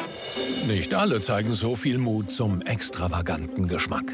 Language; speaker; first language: German; native; German